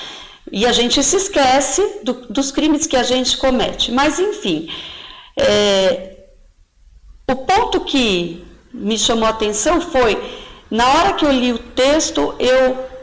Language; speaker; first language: Portuguese; native; Portuguese